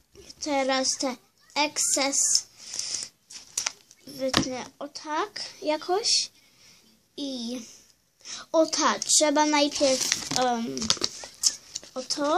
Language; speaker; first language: Polish; early bilingual, heritage; Polish